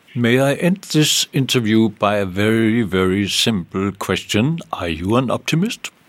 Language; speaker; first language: English; non-native, fluent; Danish